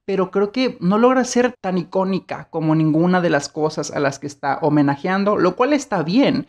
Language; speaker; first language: Spanish; native; Spanish